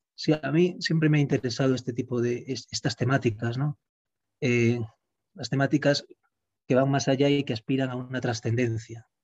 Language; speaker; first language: Spanish; native; Spanish